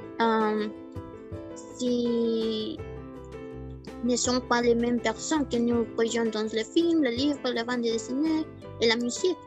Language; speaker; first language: French; non-native, learner; Spanish